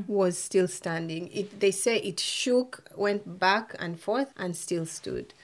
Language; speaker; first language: English; non-native, local second language; Ganda